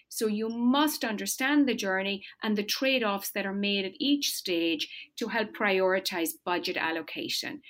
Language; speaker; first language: English; native; English